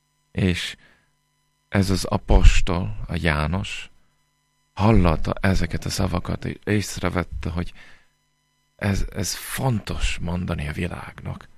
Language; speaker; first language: Hungarian; non-native, fluent; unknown